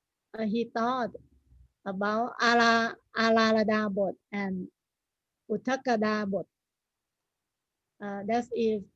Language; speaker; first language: English; non-native, learner; Thai